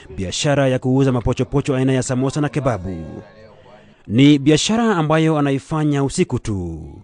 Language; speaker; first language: Swahili; non-native, local second language; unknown